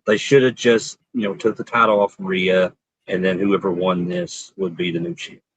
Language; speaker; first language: English; native; English